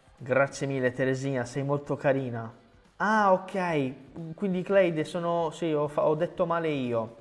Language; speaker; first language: Italian; non-native, fluent; Portuguese